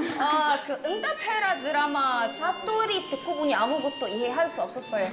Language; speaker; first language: Korean; non-native, fluent; Arabic